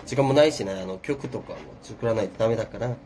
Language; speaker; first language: Japanese; non-native, fluent; Korean